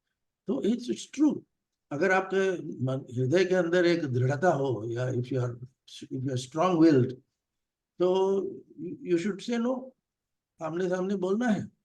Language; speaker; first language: Hindi; non-native, local second language; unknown